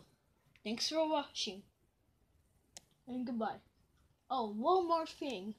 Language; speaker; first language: English; native; English